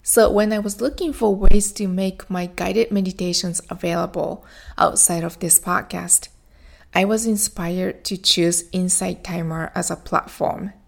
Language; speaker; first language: English; non-native, fluent; Japanese